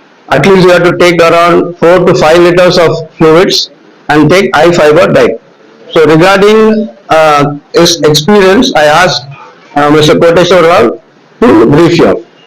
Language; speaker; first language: English; non-native, local second language; Telugu